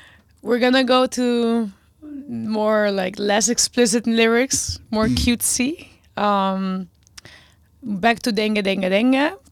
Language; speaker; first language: English; non-native, fluent; Spanish